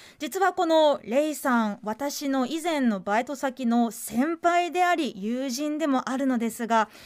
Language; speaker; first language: Japanese; native; Japanese